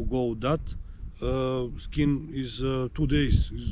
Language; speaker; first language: English; non-native, learner; Serbian